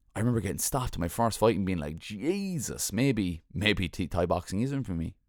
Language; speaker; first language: English; native; English